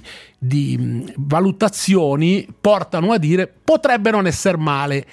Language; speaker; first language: Italian; native; Italian